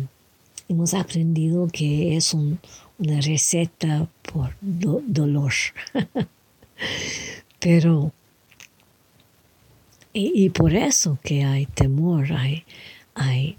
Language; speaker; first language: Spanish; non-native, learner; English